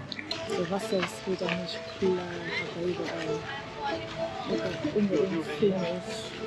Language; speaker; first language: German; non-native, learner; Japanese